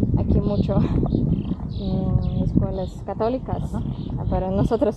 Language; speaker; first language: Spanish; non-native, learner; Russian